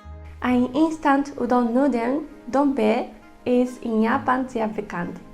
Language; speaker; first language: German; non-native, fluent; Japanese